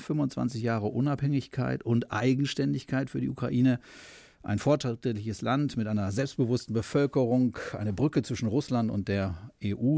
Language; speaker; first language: German; native; German